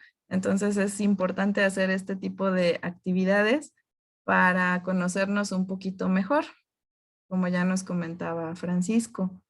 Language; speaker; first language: Spanish; native; Spanish